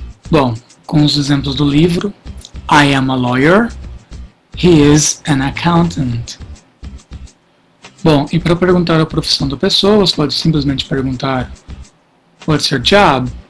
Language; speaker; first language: Portuguese; native; Portuguese